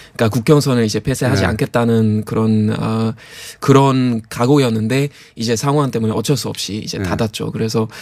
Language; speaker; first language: Korean; non-native, fluent; Turkish